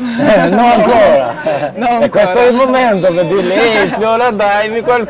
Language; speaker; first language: Italian; non-native, fluent; Albanian